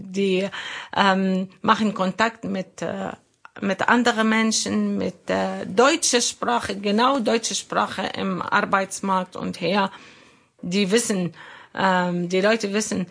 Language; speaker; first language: German; non-native, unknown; Arabic